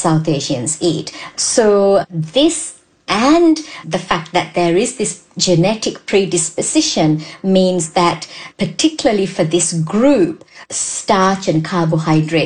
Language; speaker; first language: English; non-native, local second language; Sinhala